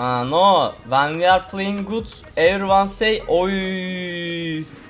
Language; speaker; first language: English; non-native, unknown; Turkish